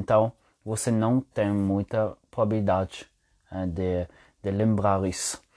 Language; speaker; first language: Portuguese; non-native, fluent; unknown